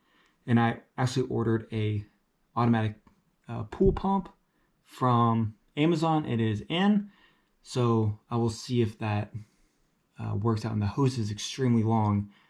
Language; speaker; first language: English; native; English